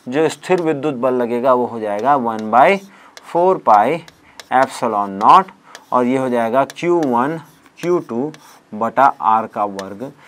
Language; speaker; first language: Hindi; native; Hindi